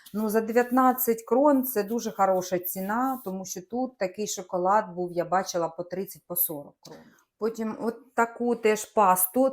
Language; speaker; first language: Ukrainian; non-native, local second language; Russian